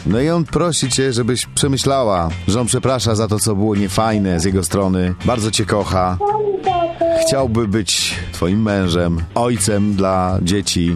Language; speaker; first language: Polish; native; Polish